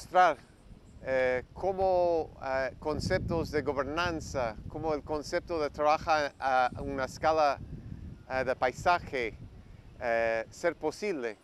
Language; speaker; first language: Spanish; non-native, fluent; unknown